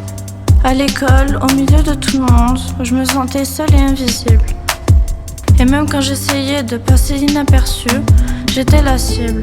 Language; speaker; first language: French; native; French